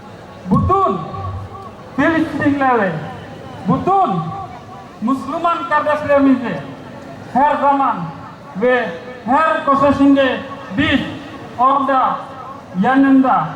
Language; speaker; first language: Turkish; non-native, learner; Indonesian